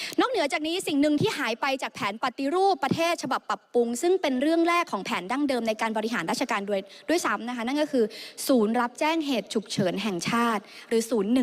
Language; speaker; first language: Thai; native; Thai